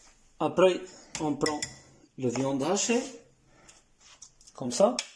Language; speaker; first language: French; non-native, learner; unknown